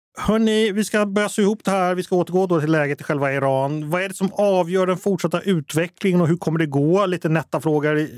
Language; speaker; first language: Swedish; native; Swedish